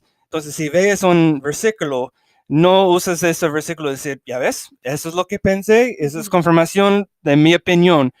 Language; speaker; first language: Spanish; early bilingual, heritage; English